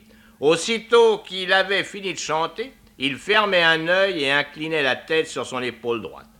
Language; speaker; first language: French; native; French